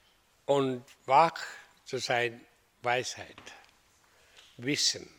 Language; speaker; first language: German; non-native, fluent; Hindi